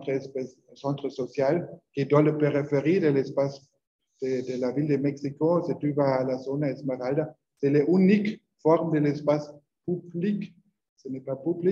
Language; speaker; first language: French; non-native, learner; Spanish